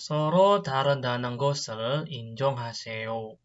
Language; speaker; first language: Korean; non-native, fluent; Indonesian